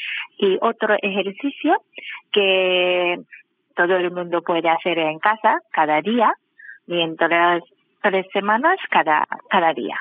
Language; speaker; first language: Spanish; non-native, learner; Japanese